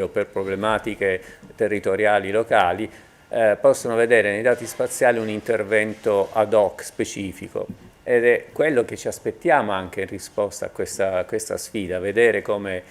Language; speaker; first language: Italian; native; Italian